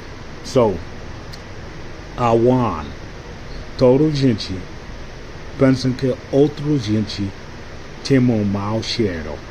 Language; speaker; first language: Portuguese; non-native, learner; English